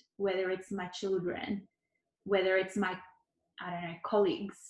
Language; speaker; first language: English; early bilingual, other home language; Ukrainian